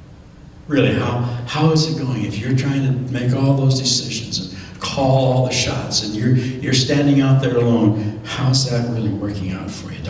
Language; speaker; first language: English; native; English